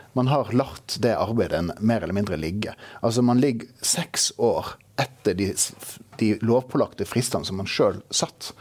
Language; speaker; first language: Norwegian; native; Norwegian